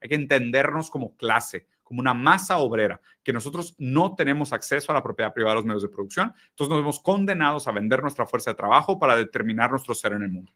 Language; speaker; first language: Spanish; early bilingual, other home language; Portuguese